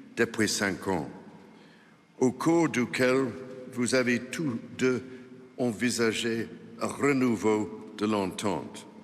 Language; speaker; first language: French; non-native, fluent; English